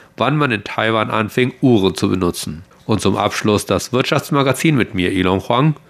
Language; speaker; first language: German; non-native, fluent; Chinese